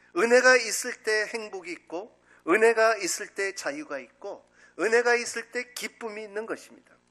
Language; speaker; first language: Korean; native; Korean